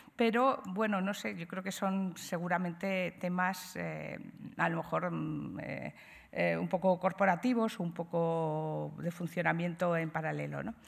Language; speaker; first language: Spanish; native; Spanish